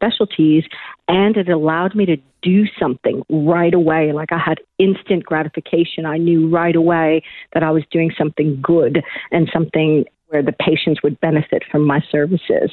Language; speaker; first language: English; native; English